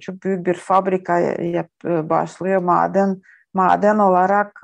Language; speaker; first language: Turkish; non-native, learner; Ukrainian